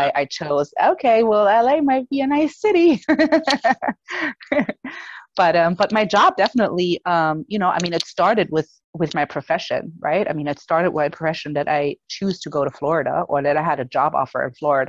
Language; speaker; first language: English; non-native, fluent; German